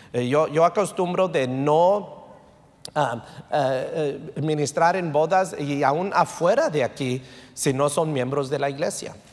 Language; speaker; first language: Spanish; early bilingual, heritage; Spanish